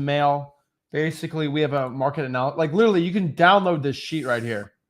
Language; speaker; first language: English; native; English